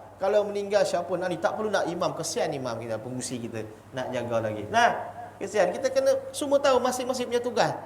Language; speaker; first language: Malay; non-native, local second language; Chinese